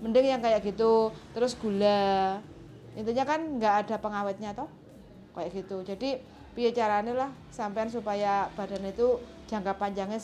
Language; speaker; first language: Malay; non-native, local second language; Javanese